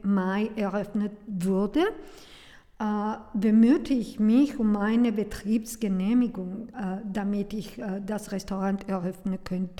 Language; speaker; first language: German; non-native, learner; Spanish